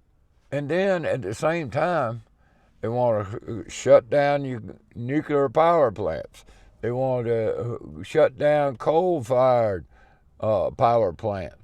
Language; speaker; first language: English; native; English